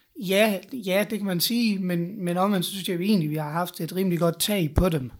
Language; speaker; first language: Danish; native; Danish